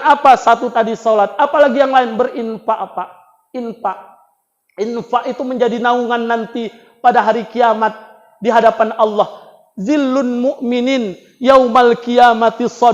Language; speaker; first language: Indonesian; native; Indonesian